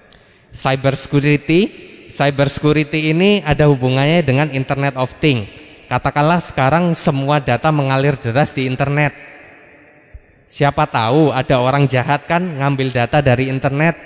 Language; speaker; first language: Indonesian; native; Indonesian